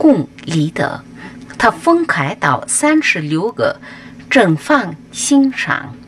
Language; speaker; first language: Chinese; non-native, fluent; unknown